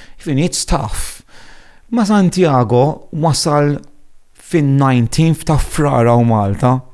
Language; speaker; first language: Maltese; non-native, fluent; Italian